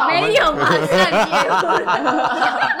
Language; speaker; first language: Chinese; non-native, learner; Japanese